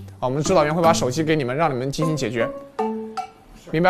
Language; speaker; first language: Chinese; native; Chinese